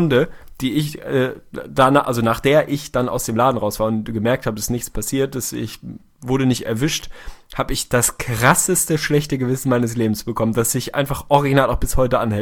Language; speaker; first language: German; native; German